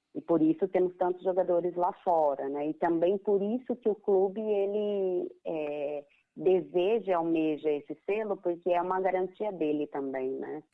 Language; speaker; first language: Portuguese; native; Portuguese